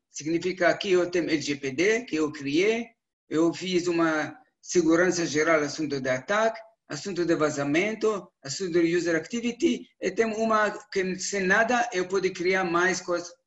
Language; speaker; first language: Portuguese; non-native, learner; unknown